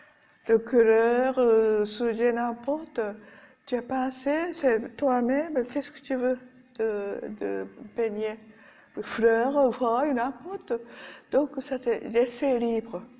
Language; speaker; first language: French; non-native, learner; Japanese